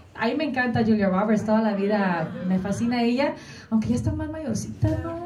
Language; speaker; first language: Spanish; early bilingual, heritage; Spanish